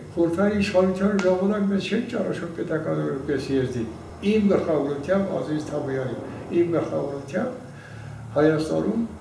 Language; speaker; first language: Armenian; non-native, local second language; Kurdish